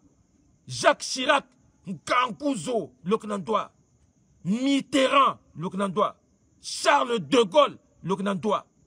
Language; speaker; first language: French; non-native, local second language; Sango